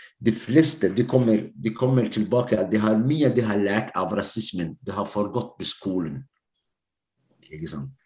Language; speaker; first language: Norwegian; non-native, fluent; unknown